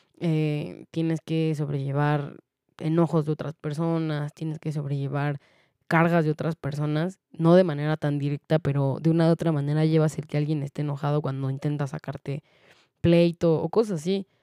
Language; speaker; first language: Spanish; native; Spanish